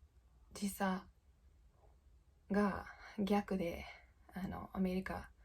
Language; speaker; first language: Japanese; non-native, fluent; English